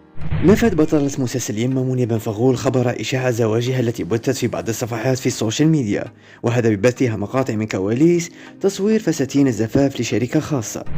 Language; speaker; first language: Arabic; native; Arabic